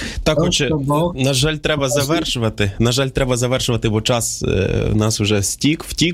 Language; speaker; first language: Ukrainian; native; Ukrainian